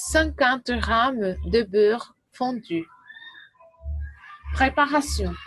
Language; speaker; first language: French; non-native, learner; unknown